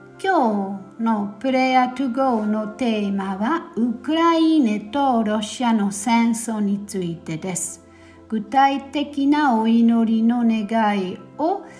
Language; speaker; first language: Japanese; non-native, fluent; German